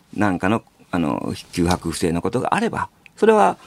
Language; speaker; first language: Japanese; native; Japanese